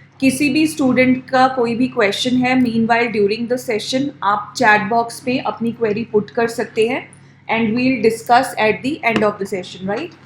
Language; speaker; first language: Hindi; native; Hindi